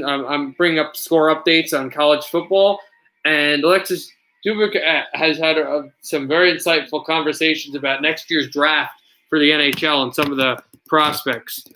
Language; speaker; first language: English; native; English